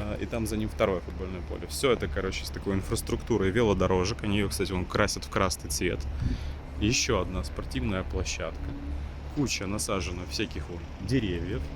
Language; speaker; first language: Ukrainian; non-native, local second language; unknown